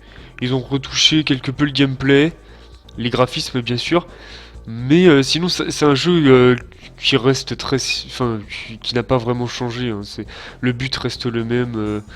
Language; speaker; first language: French; native; French